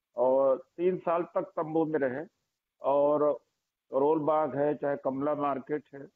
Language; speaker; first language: Hindi; native; Hindi